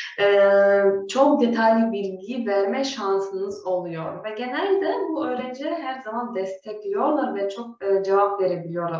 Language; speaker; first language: Turkish; non-native, fluent; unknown